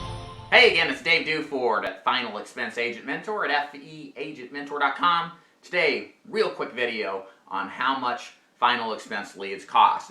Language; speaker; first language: English; native; English